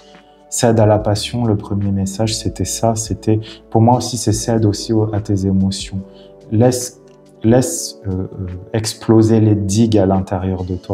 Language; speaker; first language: French; native; French